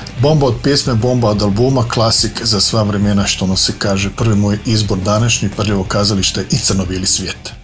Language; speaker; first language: Croatian; native; Croatian